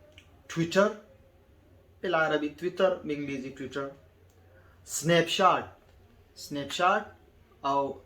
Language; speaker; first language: Arabic; non-native, fluent; Pashto